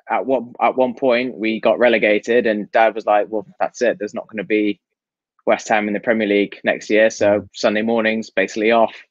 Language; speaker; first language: English; native; English